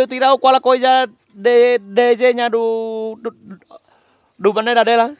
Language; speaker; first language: Portuguese; non-native, learner; Vietnamese